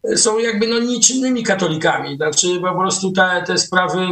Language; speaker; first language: Polish; native; Polish